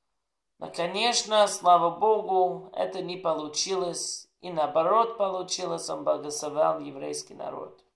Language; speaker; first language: Russian; non-native, learner; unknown